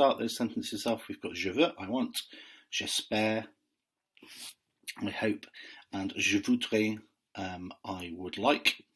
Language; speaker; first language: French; non-native, fluent; English